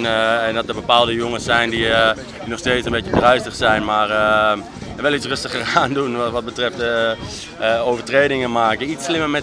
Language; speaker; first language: Dutch; native; Dutch